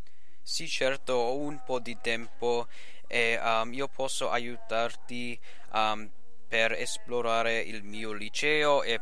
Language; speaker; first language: Italian; non-native, learner; English